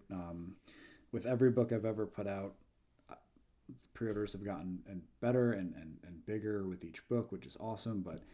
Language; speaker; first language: English; native; English